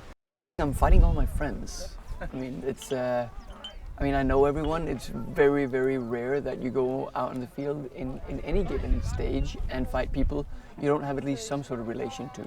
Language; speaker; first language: English; non-native, fluent; Danish